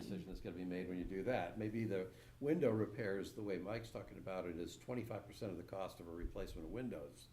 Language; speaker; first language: English; native; English